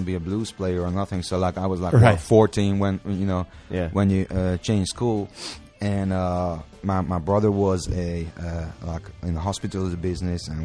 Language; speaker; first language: English; non-native, fluent; Hungarian